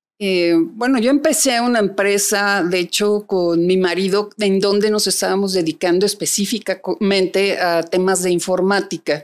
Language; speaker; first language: Spanish; native; Spanish